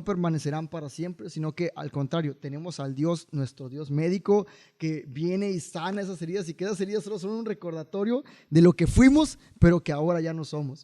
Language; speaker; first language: Spanish; native; Spanish